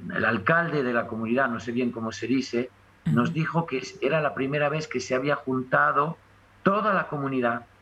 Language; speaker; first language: Spanish; non-native, fluent; French